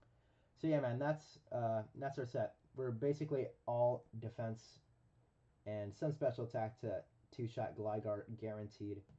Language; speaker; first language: English; native; English